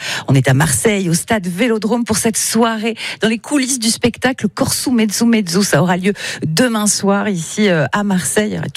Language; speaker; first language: French; native; French